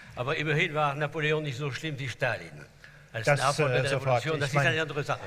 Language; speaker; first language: German; non-native, fluent; French